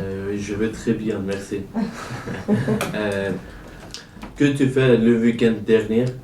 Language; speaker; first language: French; non-native, learner; Kurdish